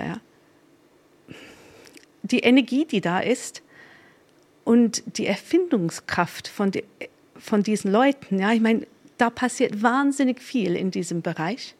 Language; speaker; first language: German; non-native, fluent; English